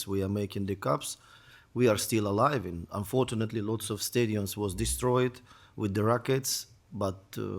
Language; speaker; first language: English; non-native, learner; Ukrainian